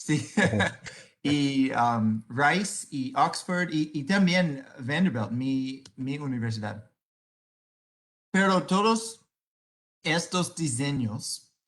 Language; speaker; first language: Spanish; non-native, fluent; English